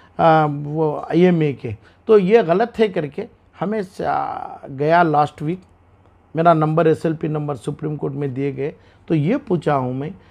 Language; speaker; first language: Hindi; non-native, local second language; Urdu